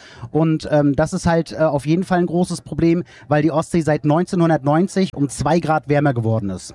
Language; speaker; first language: German; native; German